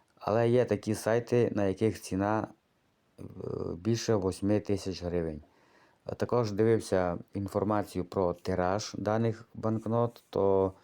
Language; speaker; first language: Ukrainian; native; Ukrainian